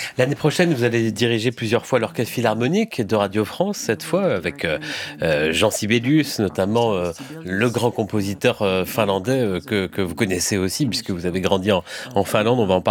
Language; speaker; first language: French; native; French